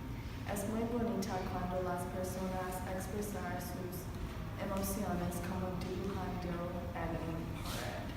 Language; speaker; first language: Spanish; non-native, learner; English